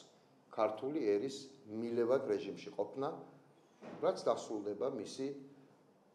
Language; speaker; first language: Georgian; native; Georgian